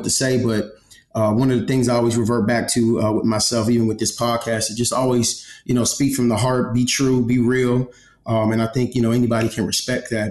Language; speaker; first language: English; native; English